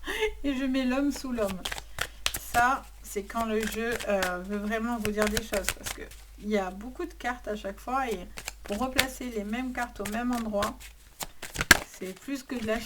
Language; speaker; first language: French; native; French